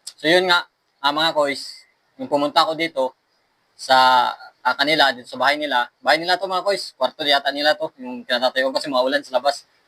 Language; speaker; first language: Filipino; non-native, local second language; Aklanon